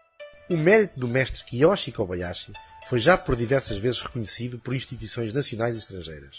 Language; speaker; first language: Portuguese; native; Portuguese